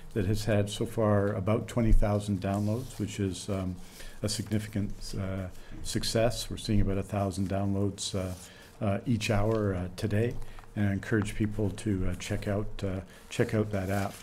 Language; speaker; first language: English; native; English